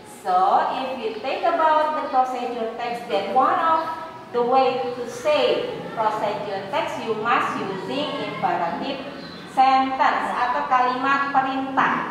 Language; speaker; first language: English; non-native, learner; Indonesian